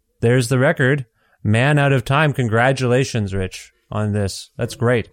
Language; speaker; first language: English; native; English